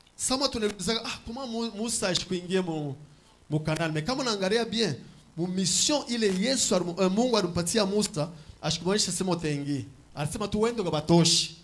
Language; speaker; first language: French; non-native, local second language; Swahili